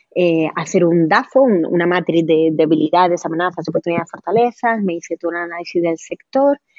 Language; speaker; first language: Spanish; native; Spanish